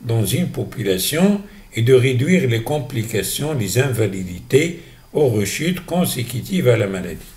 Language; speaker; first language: French; non-native, local second language; Arabic